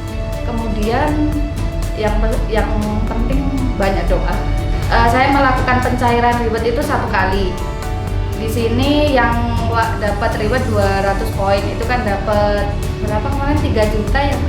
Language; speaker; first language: Indonesian; native; Indonesian